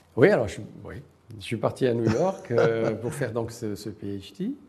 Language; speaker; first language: French; non-native, local second language; Arabic